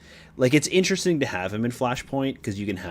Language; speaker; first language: English; native; English